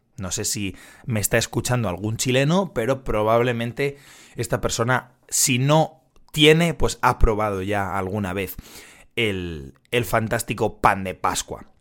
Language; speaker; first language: Spanish; native; Spanish